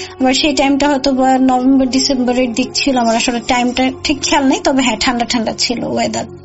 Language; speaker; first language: Bangla; native; Bangla